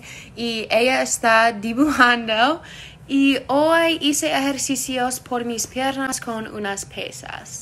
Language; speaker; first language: Spanish; non-native, learner; English